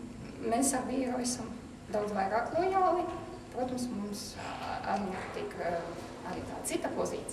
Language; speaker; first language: Latvian; non-native, local second language; Russian